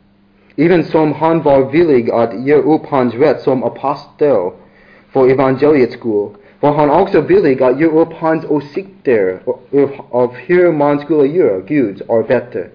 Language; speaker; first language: Swedish; non-native, learner; English